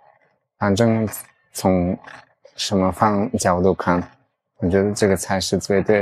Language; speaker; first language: Chinese; early bilingual, heritage; Chinese